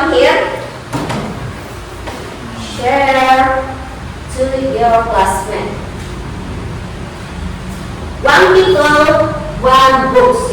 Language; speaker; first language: English; non-native, learner; Indonesian